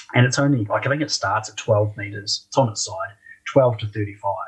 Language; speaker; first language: English; native; English